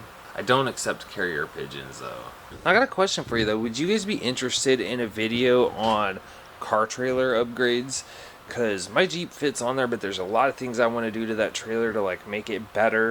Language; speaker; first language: English; native; English